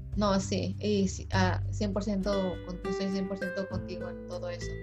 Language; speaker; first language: Spanish; early bilingual, heritage; Spanish